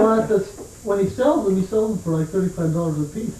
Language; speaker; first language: English; native; English